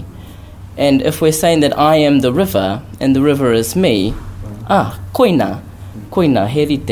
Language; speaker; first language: English; native; English